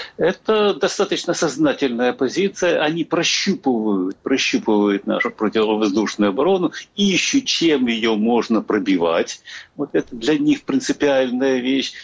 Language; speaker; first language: Russian; native; Russian